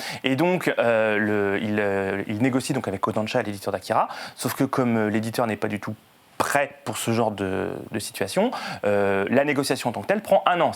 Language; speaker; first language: French; native; French